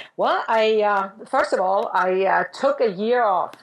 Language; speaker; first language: English; non-native, fluent; Danish